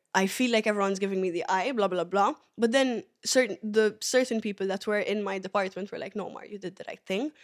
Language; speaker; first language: English; early bilingual, other home language; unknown